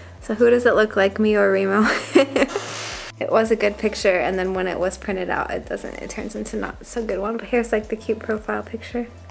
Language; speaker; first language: English; native; English